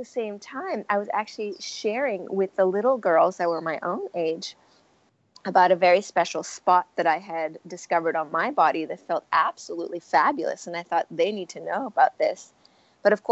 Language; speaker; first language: English; early bilingual, other home language; French